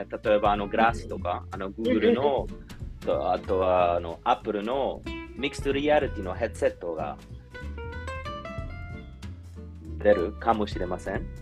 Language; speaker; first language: Japanese; non-native, learner; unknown